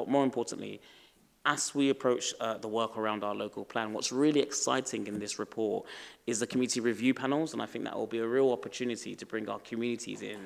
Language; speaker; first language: English; native; English